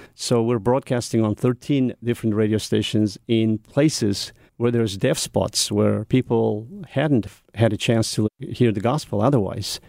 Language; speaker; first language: English; non-native, fluent; Mongolian